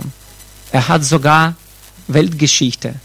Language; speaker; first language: German; non-native, fluent; Russian